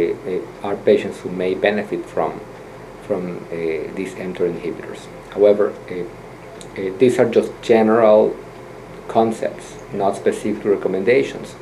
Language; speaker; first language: English; non-native, fluent; Spanish